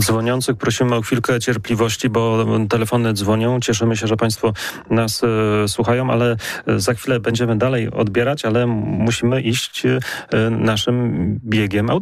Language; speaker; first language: Polish; native; Polish